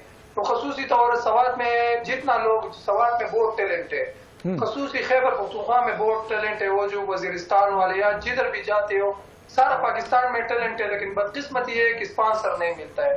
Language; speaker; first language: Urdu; non-native, local second language; Pashto